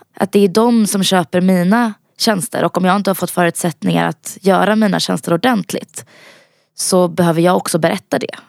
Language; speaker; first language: Swedish; early bilingual, other home language; Bosnian